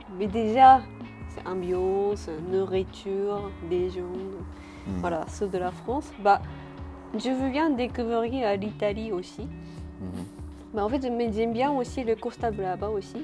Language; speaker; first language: French; non-native, learner; Japanese